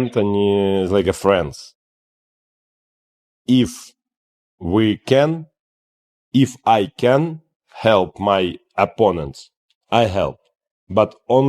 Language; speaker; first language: English; non-native, learner; Ukrainian